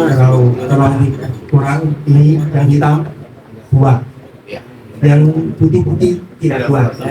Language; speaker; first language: Indonesian; non-native, learner; Thai